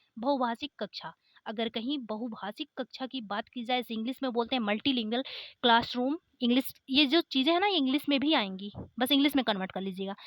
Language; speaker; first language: Hindi; native; Hindi